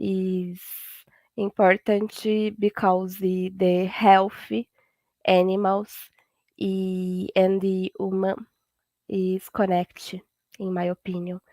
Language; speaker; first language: English; non-native, learner; Portuguese